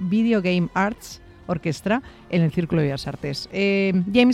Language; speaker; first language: Spanish; native; Spanish